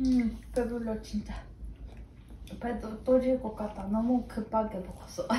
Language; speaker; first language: Korean; non-native, learner; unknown